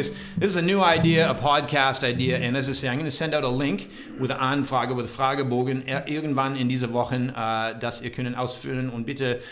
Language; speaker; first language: German; non-native, learner; English